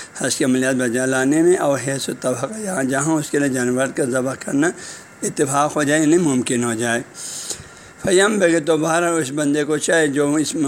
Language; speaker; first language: Urdu; non-native, local second language; Balti